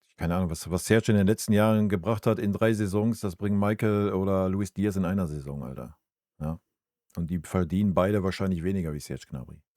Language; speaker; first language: German; native; German